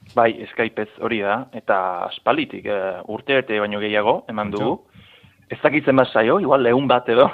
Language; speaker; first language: Basque; non-native, fluent; English